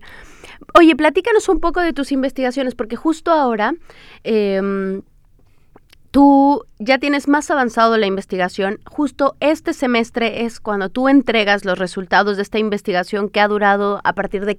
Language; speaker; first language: Spanish; native; Spanish